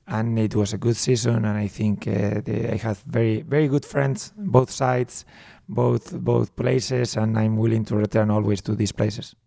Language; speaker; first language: English; non-native, fluent; Spanish